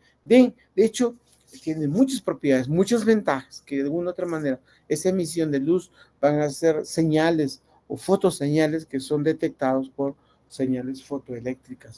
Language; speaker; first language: Spanish; native; Spanish